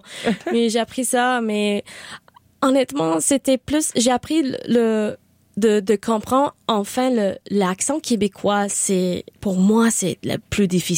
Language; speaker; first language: French; non-native, learner; English